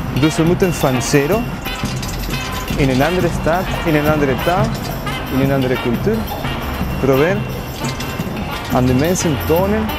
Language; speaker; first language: Dutch; non-native, learner; Spanish